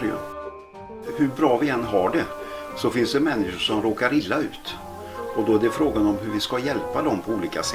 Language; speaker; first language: Swedish; native; Swedish